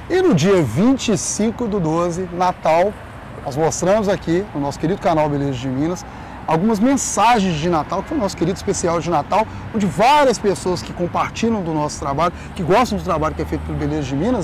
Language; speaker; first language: Portuguese; native; Portuguese